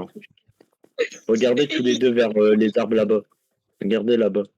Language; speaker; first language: French; native; French